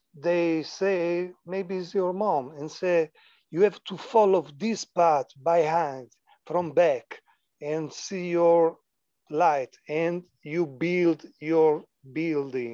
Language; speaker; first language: English; non-native, learner; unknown